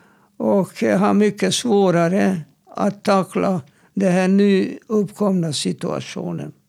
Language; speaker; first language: Swedish; non-native, fluent; Hungarian